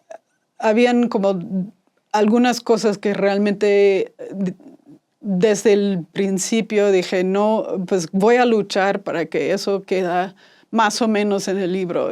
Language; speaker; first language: Spanish; non-native, fluent; English